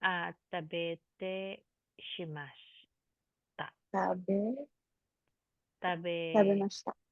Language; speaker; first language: Japanese; non-native, learner; Filipino